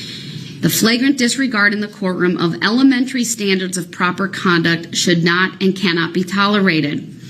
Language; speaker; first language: English; native; English